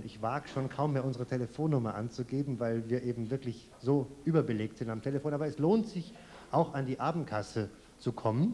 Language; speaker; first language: German; native; German